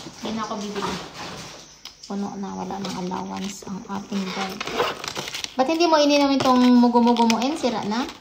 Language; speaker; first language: Filipino; non-native, local second language; Cebuano